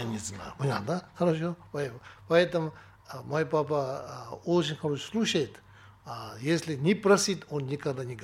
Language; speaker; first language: Russian; non-native, learner; Tibetan